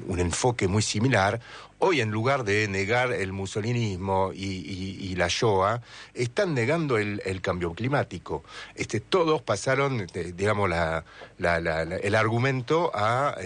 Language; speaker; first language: Spanish; non-native, fluent; French